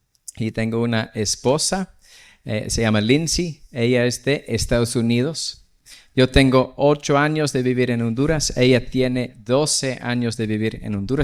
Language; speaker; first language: Spanish; non-native, fluent; English